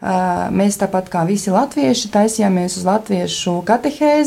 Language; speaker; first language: Latvian; native; Latvian